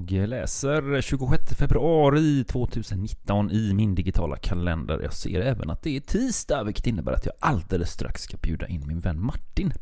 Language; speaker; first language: Swedish; native; Swedish